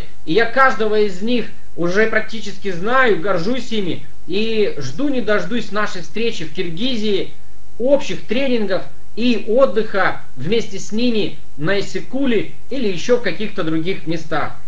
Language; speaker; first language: Russian; native; Russian